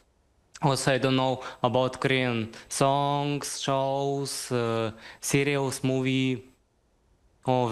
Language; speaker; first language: English; non-native, learner; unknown